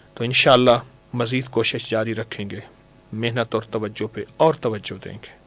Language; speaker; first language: Urdu; native; Urdu